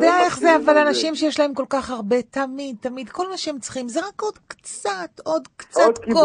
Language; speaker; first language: Hebrew; native; Hebrew